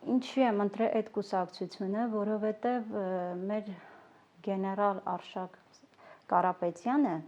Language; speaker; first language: Armenian; non-native, local second language; Kurdish